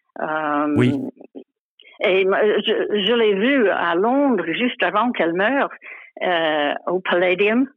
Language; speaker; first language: French; non-native, fluent; English